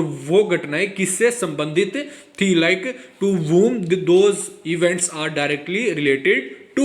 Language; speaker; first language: English; non-native, local second language; Hindi